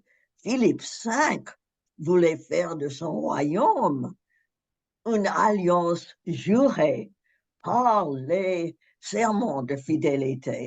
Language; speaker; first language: French; non-native, fluent; English